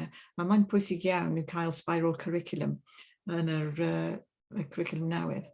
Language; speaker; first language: Welsh; non-native, learner; English